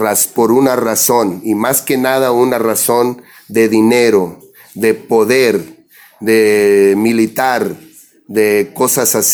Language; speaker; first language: Spanish; early bilingual, heritage; English